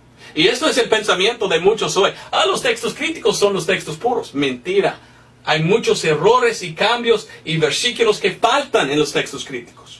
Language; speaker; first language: Spanish; non-native, fluent; English